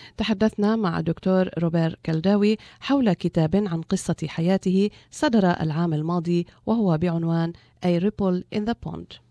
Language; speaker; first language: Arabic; native; Arabic